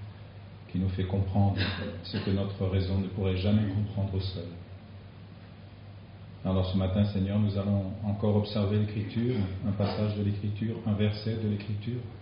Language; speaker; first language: French; native; French